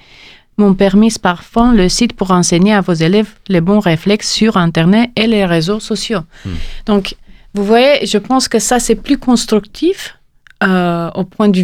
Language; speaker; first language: French; non-native, fluent; Romanian